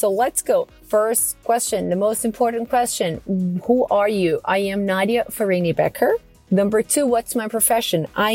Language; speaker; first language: English; non-native, fluent; Portuguese